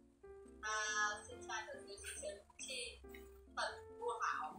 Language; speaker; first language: Chinese; non-native, learner; Vietnamese